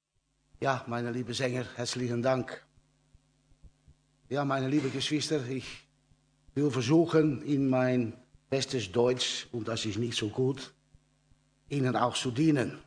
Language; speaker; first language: German; non-native, learner; Dutch